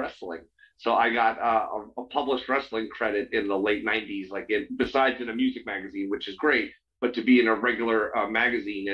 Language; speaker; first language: English; native; English